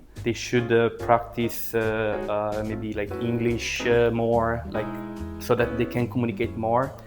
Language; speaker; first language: English; early bilingual, other home language; Italian